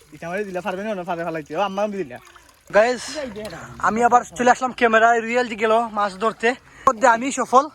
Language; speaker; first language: Bangla; non-native, local second language; Sylheti